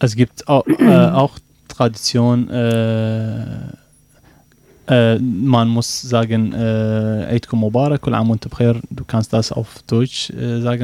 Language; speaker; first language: German; non-native, learner; Arabic